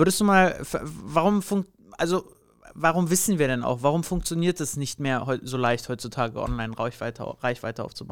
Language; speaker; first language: German; native; German